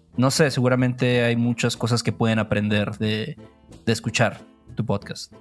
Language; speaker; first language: Spanish; native; Spanish